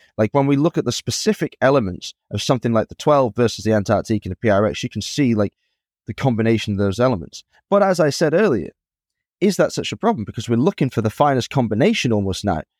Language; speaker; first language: English; native; English